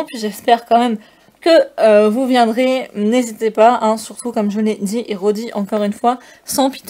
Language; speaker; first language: French; native; French